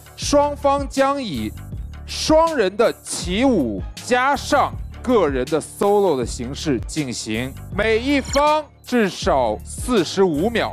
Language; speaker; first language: Chinese; native; Chinese